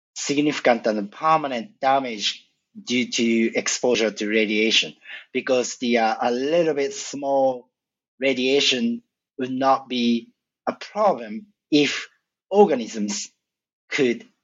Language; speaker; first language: English; non-native, fluent; Japanese